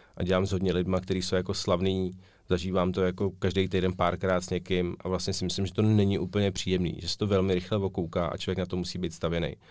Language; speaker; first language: Czech; native; Czech